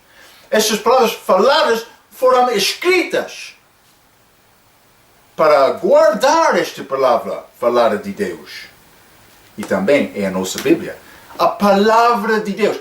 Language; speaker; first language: Portuguese; non-native, fluent; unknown